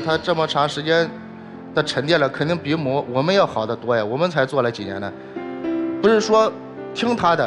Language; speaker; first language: Chinese; native; Chinese